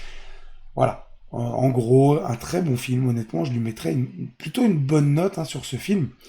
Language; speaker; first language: French; native; French